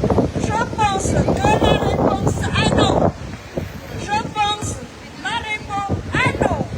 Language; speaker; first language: French; non-native, fluent; Khmer